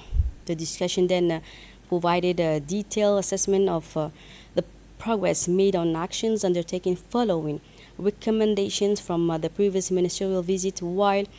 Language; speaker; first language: English; non-native, fluent; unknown